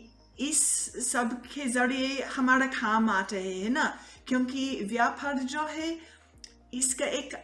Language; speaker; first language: Hindi; non-native, fluent; Italian